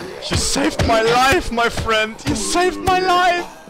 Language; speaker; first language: English; non-native, learner; German